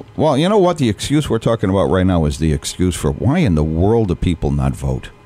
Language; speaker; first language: English; native; English